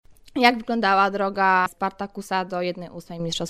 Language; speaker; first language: Polish; native; Polish